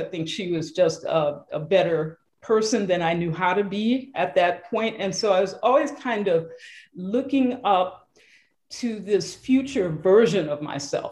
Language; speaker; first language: English; native; English